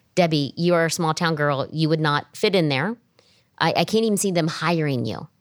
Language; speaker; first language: English; native; English